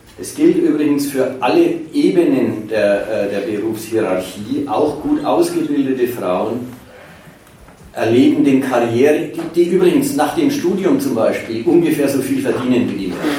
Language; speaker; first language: German; native; German